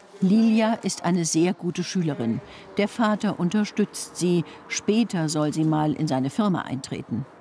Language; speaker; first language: German; native; German